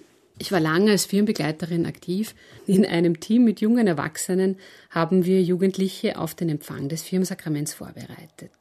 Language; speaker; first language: German; native; German